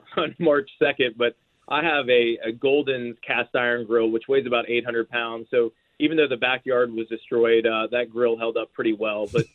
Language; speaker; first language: English; native; English